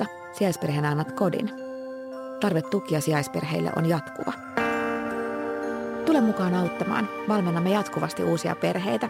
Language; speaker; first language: Finnish; native; Finnish